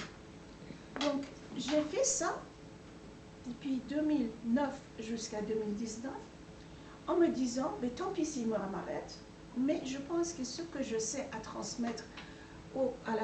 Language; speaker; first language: French; non-native, fluent; Persian